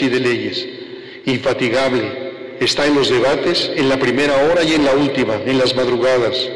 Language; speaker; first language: Spanish; native; Spanish